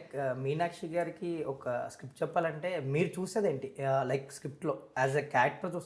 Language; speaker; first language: Telugu; native; Telugu